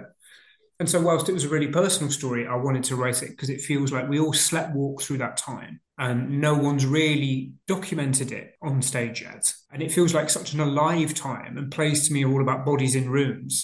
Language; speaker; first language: English; native; English